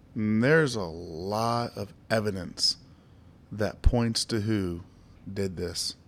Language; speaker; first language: English; native; English